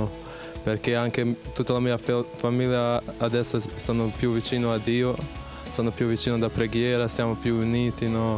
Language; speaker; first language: Italian; non-native, fluent; Bosnian